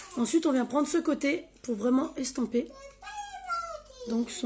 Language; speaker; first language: French; native; French